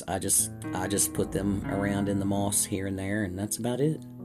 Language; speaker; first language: English; native; English